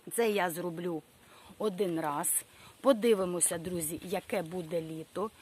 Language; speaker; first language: Ukrainian; non-native, local second language; Russian